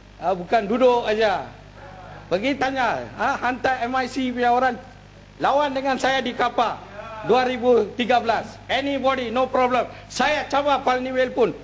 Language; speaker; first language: Malay; non-native, local second language; Tamil